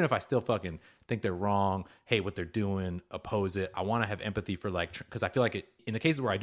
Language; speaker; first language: English; early bilingual, other home language; Hebrew